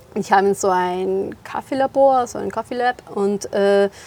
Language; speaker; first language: German; non-native, fluent; Spanish